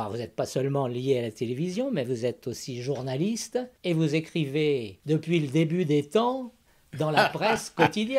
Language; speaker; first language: French; native; French